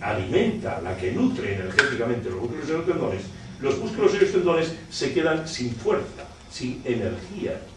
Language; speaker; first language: Spanish; native; Spanish